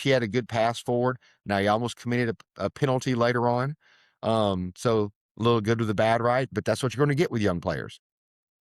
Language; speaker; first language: English; native; English